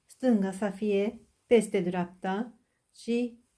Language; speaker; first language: Romanian; non-native, fluent; Japanese